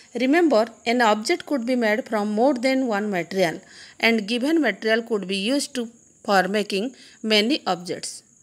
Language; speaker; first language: English; non-native, local second language; Odia